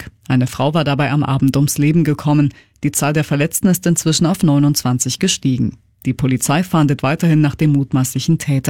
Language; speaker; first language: German; native; German